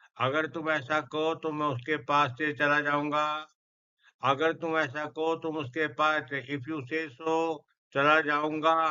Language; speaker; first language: Hindi; non-native, local second language; Punjabi